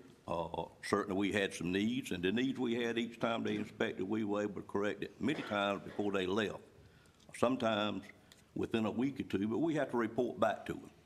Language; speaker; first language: English; native; English